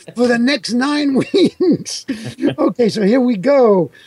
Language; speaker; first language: English; early bilingual, other home language; Italian